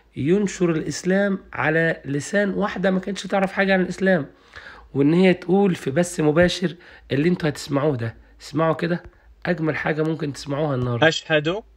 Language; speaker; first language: Arabic; native; Arabic